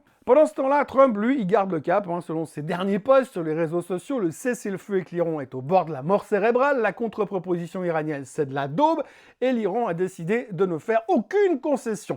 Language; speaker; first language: French; native; French